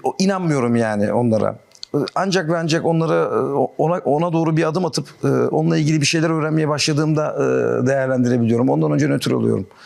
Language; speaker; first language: Turkish; native; Turkish